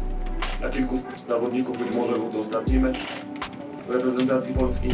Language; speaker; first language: Polish; native; Polish